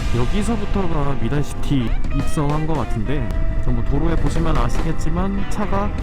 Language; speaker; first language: Korean; native; Korean